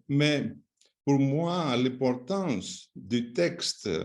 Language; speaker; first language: French; non-native, fluent; Greek